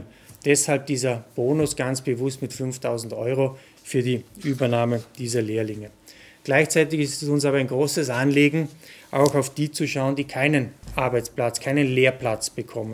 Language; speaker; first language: German; native; German